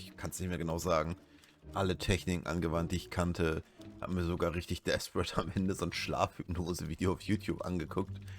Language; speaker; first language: German; native; German